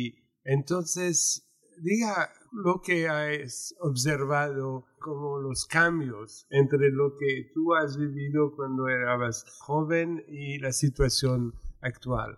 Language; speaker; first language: Spanish; non-native, fluent; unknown